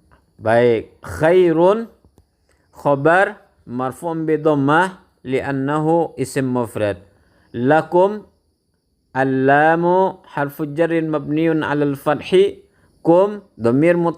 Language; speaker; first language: Arabic; non-native, fluent; Indonesian